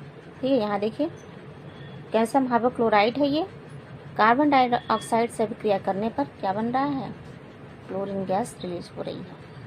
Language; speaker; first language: Hindi; native; Hindi